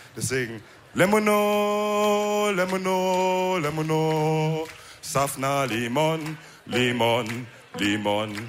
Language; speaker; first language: German; early bilingual, other home language; Wolof